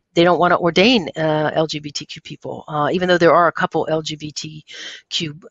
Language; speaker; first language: English; native; English